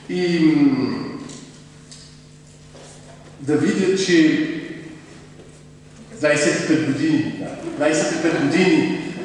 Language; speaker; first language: Bulgarian; non-native, fluent; French